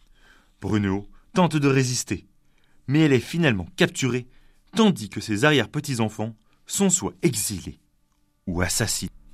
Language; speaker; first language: French; native; French